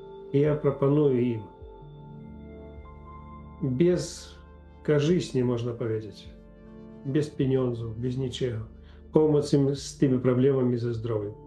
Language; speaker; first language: Polish; non-native, fluent; Ukrainian